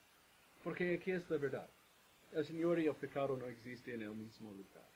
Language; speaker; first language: Spanish; non-native, fluent; English